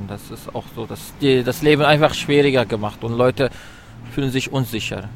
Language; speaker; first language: German; non-native, learner; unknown